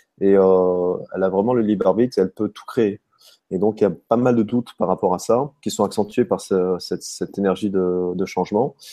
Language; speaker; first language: French; native; French